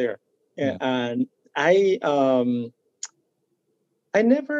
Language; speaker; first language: English; non-native, fluent; Spanish